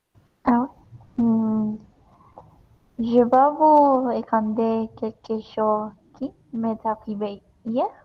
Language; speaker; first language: French; non-native, learner; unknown